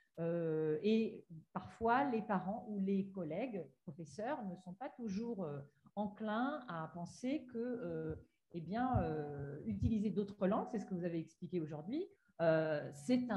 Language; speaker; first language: French; native; French